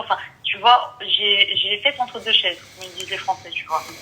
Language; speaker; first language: French; early bilingual, other home language; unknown